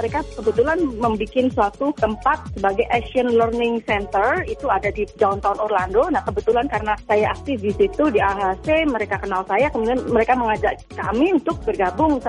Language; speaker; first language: Indonesian; native; Indonesian